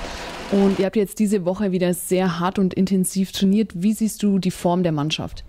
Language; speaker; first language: German; native; German